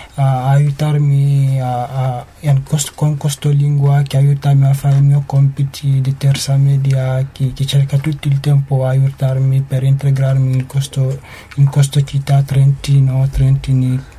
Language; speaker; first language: Italian; non-native, learner; Fula